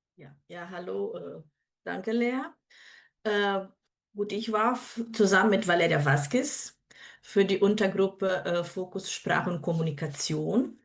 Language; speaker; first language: German; non-native, fluent; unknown